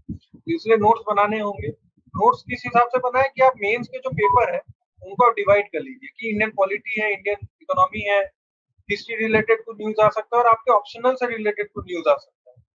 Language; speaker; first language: Hindi; non-native, local second language; Bangla